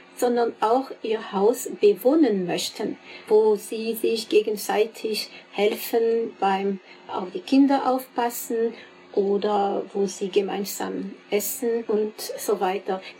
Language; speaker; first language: German; non-native, fluent; French